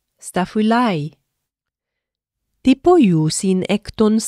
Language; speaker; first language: Greek; non-native, fluent; English